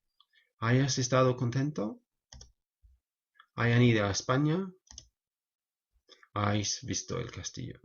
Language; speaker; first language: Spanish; non-native, fluent; English